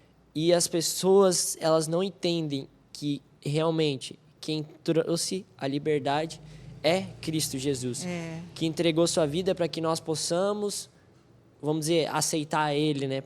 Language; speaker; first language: Portuguese; native; Portuguese